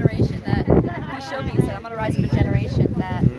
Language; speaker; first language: English; native; English